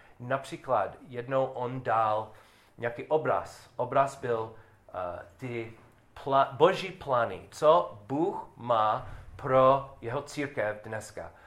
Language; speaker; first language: Czech; non-native, learner; English